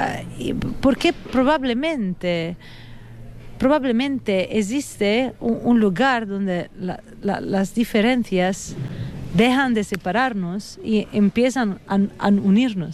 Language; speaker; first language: Spanish; non-native, fluent; Italian